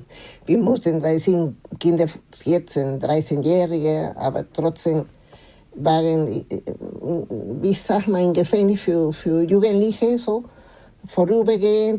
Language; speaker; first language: German; non-native, fluent; Spanish